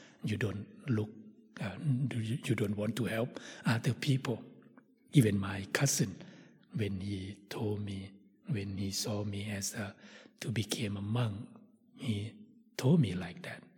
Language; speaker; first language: English; non-native, fluent; Thai